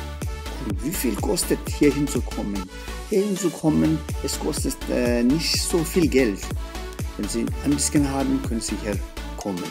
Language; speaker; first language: German; non-native, learner; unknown